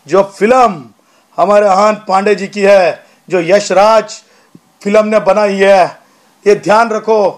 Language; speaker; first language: Hindi; non-native, local second language; Marathi